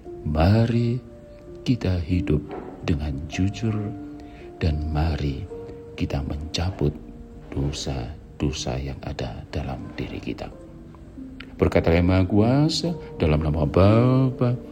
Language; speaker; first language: Indonesian; native; Indonesian